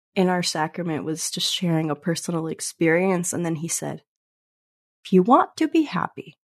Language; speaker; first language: English; early bilingual, other home language; Spanish